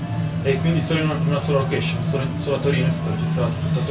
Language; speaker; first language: Italian; native; Italian